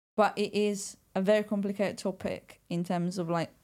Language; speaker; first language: English; non-native, fluent; Italian